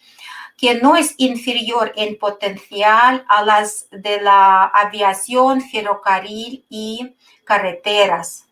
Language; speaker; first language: Spanish; non-native, fluent; Russian